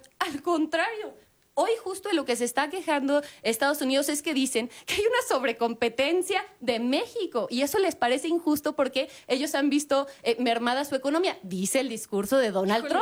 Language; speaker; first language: Spanish; native; Spanish